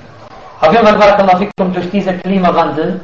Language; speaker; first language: German; non-native, fluent; Arabic